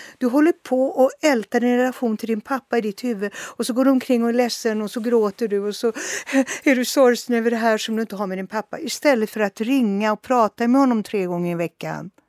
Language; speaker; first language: Swedish; native; Swedish